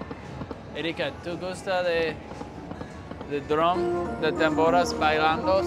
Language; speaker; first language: Spanish; non-native, learner; English